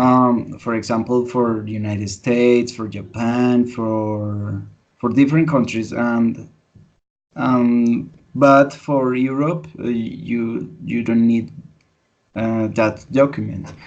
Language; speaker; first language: English; non-native, learner; Spanish